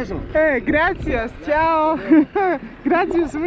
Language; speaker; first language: Spanish; non-native, learner; Serbian